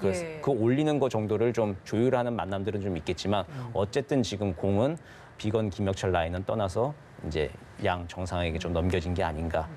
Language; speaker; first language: Korean; native; Korean